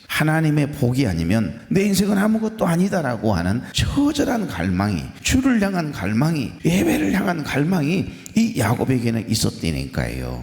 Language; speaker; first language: Korean; native; Korean